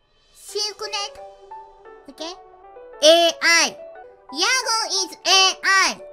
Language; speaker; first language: English; non-native, learner; Japanese